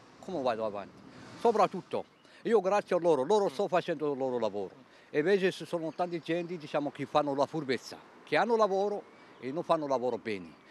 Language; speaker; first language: Italian; non-native, fluent; Arabic